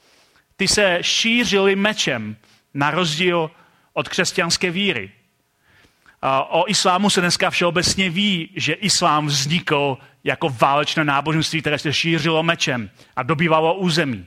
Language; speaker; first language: Czech; native; Czech